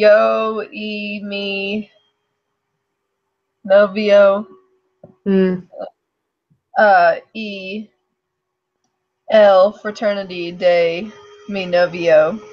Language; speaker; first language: Spanish; non-native, learner; English